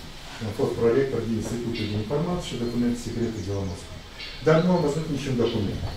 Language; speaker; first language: Romanian; non-native, local second language; Russian